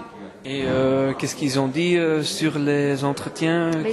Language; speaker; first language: French; non-native, local second language; Dutch